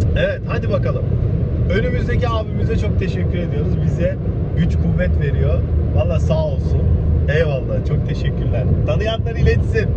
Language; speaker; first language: Turkish; early bilingual, heritage; Turkish